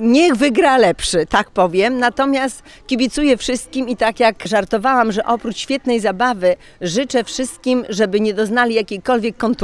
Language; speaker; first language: Polish; native; Polish